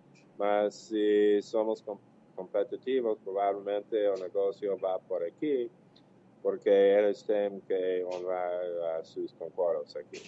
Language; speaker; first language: Portuguese; non-native, fluent; English